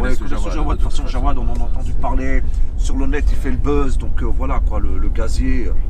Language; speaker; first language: French; native; French